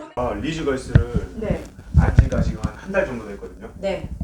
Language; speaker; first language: Korean; native; Korean